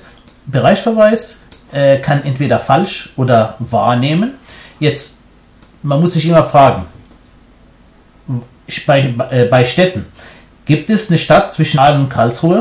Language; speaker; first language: German; non-native, fluent; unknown